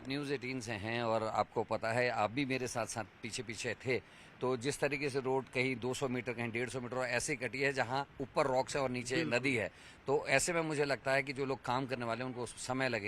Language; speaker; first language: Hindi; native; Hindi